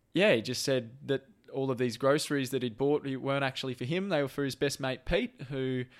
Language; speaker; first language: English; native; English